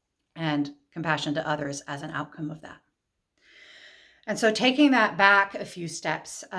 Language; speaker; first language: English; native; English